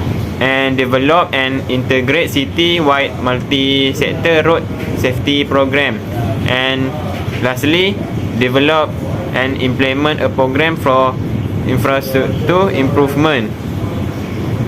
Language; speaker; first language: English; non-native, local second language; Malay